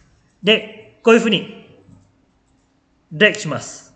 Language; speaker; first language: Japanese; non-native, fluent; Malay